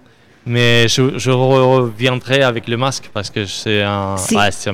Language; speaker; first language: French; non-native, learner; Spanish